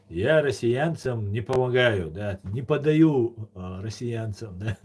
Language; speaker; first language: Russian; non-native, local second language; Chechen